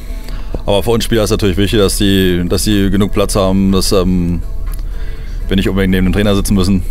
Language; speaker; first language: German; native; German